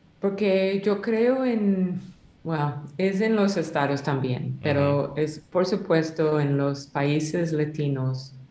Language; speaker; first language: Spanish; non-native, learner; English